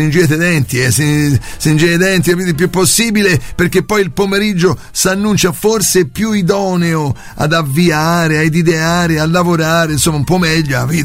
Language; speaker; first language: Italian; native; Italian